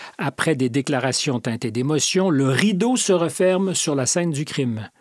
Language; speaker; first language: French; native; French